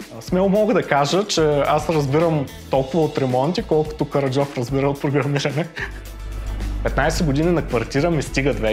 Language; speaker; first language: Bulgarian; native; Bulgarian